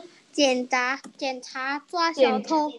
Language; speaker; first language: Chinese; non-native, learner; Indonesian